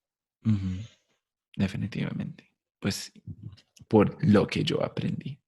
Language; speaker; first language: Spanish; non-native, fluent; English